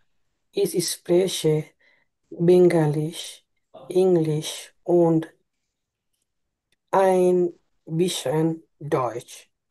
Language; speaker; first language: German; non-native, learner; Bangla